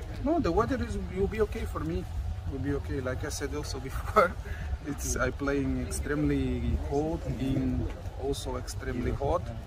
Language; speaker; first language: English; non-native, learner; Portuguese